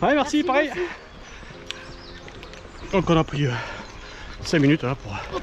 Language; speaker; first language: French; native; French